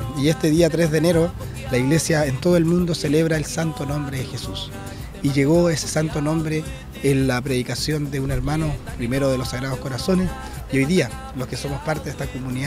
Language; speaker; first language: Spanish; native; Spanish